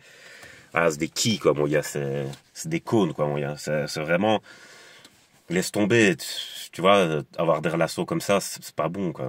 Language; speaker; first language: French; native; French